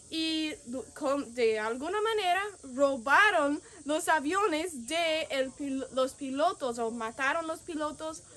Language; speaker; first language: Spanish; non-native, fluent; English